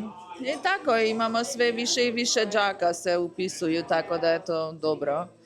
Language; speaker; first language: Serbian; early bilingual, heritage; Croatian